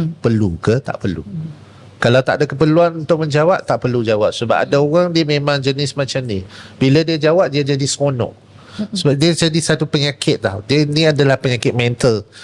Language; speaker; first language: Malay; non-native, local second language; Chinese